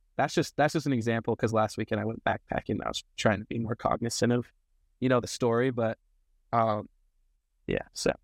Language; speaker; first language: English; native; English